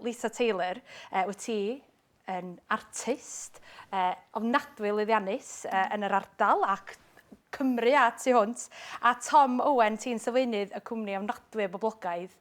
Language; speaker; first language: Welsh; native; Welsh